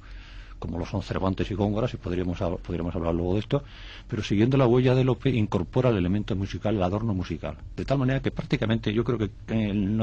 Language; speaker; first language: Spanish; native; Spanish